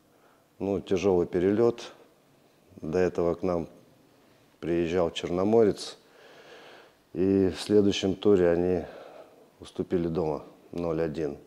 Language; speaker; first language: Russian; native; Russian